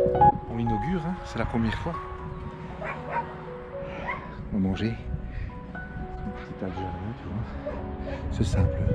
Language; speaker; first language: French; native; French